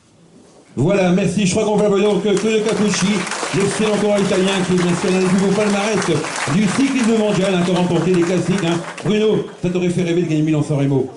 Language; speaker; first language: French; native; French